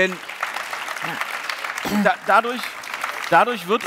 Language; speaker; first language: German; native; German